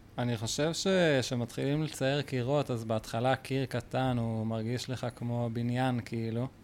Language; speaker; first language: Hebrew; native; Hebrew